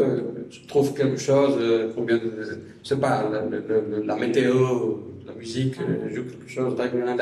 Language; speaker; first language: French; non-native, fluent; Spanish